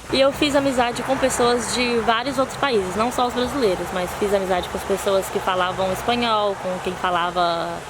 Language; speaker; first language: Portuguese; native; Portuguese